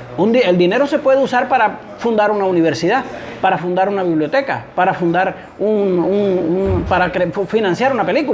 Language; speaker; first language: Spanish; native; Spanish